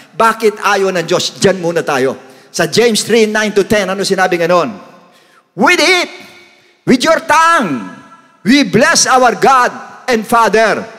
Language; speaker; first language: Filipino; native; Filipino